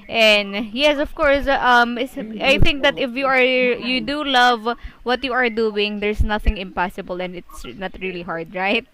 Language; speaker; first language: English; non-native, fluent; Filipino